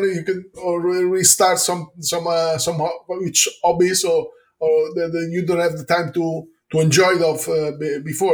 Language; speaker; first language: English; non-native, fluent; Italian